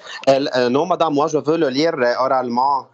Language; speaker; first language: French; non-native, learner; Arabic